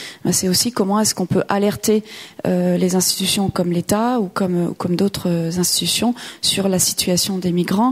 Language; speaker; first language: French; native; French